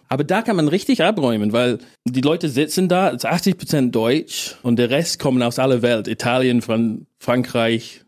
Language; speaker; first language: German; non-native, fluent; English